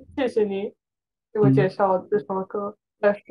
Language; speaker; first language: Chinese; non-native, learner; German